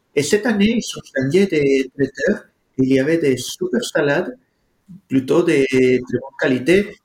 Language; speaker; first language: French; non-native, fluent; Spanish